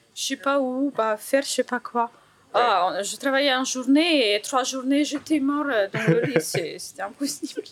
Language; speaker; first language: French; non-native, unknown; Ukrainian